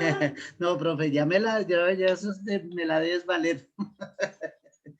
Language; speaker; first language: Spanish; native; Spanish